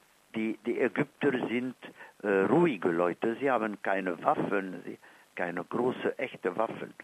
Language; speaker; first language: German; non-native, fluent; Arabic